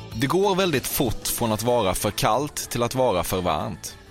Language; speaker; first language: Swedish; native; Swedish